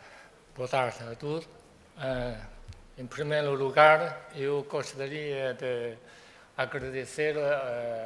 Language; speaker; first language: Portuguese; non-native, fluent; Chinese